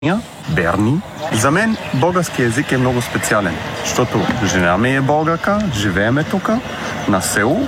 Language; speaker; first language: Bulgarian; non-native, fluent; German